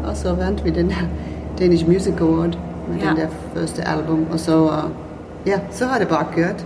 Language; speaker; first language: Danish; non-native, fluent; Finnish